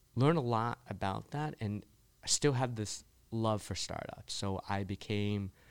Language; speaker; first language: English; early bilingual, other home language; Chinese